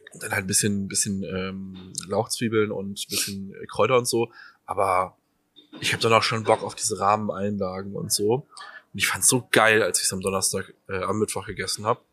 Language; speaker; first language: German; native; German